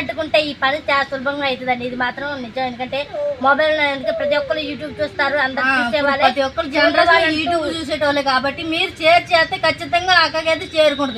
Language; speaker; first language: Telugu; native; Telugu